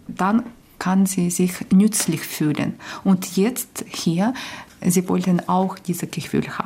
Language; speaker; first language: German; non-native, learner; Ukrainian